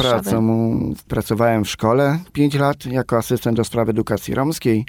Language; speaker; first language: Polish; non-native, local second language; Romany